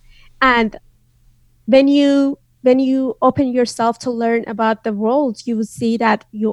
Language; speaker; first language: English; non-native, fluent; Azerbaijani